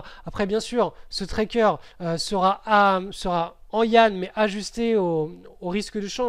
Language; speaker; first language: French; native; French